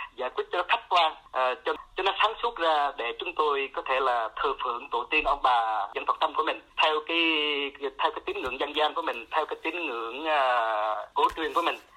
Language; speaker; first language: Vietnamese; non-native, local second language; Eastern Cham